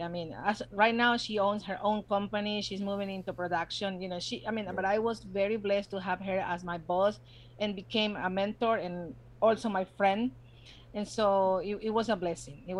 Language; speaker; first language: English; non-native, fluent; Spanish